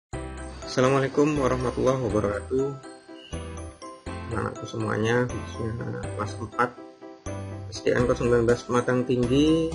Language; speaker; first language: Indonesian; native; Indonesian